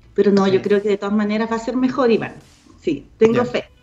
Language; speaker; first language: Spanish; native; Spanish